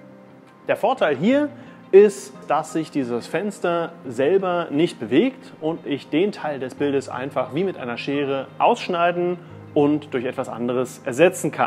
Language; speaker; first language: German; native; German